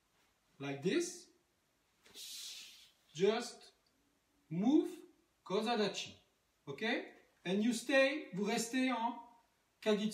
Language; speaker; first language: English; non-native, learner; French